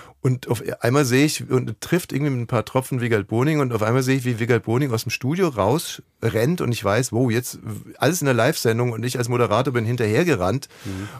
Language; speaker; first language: German; native; German